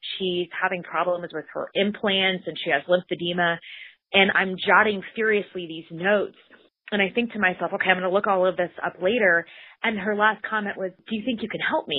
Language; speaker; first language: English; native; English